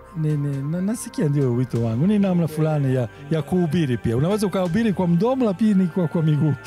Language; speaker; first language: Swahili; non-native, fluent; Italian